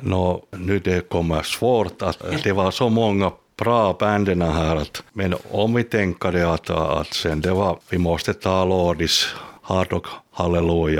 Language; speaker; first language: Swedish; non-native, local second language; Finnish